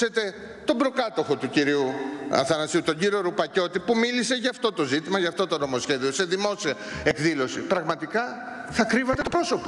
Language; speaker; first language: Greek; native; Greek